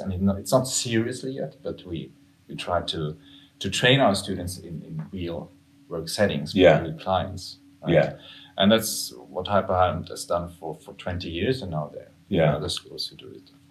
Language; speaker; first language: English; non-native, fluent; German